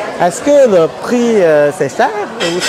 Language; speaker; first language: French; non-native, learner; Chinese